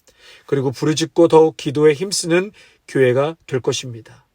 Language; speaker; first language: Korean; native; Korean